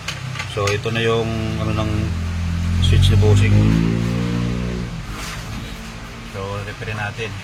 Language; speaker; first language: Filipino; native; Filipino